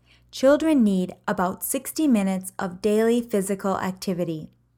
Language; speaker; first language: English; native; English